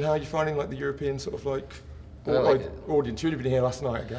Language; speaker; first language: English; native; English